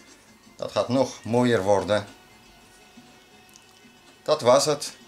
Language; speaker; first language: Dutch; non-native, learner; Arabic